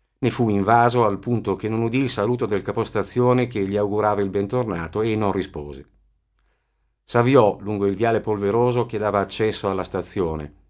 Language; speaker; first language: Italian; native; Italian